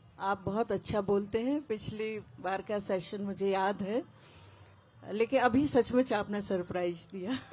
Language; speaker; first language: Hindi; native; Hindi